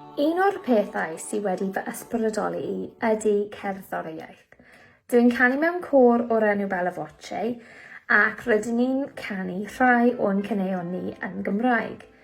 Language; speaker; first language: Welsh; non-native, local second language; English